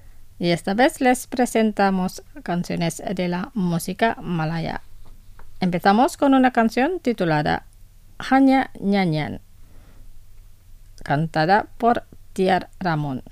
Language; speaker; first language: Spanish; non-native, fluent; Indonesian